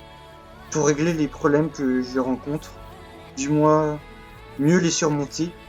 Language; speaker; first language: French; native; French